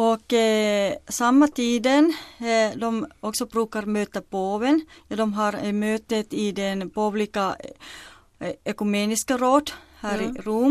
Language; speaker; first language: Swedish; non-native, local second language; Finnish